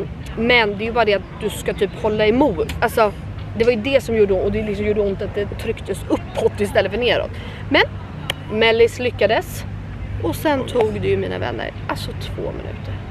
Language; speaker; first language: Swedish; native; Swedish